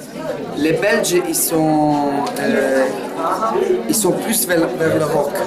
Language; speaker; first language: French; non-native, fluent; Italian